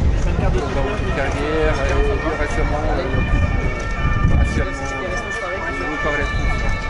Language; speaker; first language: French; non-native, learner; Japanese